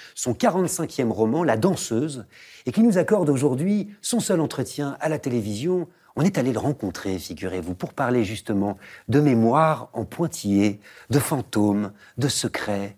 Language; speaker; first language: French; native; French